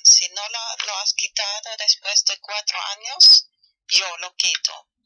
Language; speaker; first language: Spanish; non-native, fluent; German